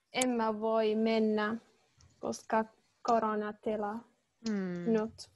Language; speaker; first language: Finnish; non-native, learner; Arabic